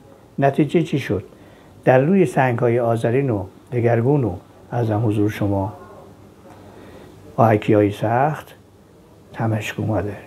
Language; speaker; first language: Persian; native; Persian